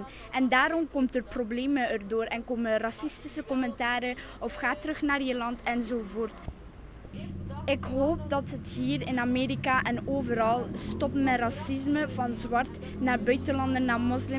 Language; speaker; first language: Dutch; early bilingual, other home language; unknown